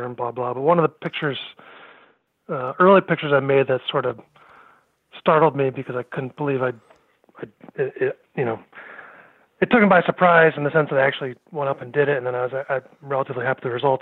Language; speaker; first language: English; native; English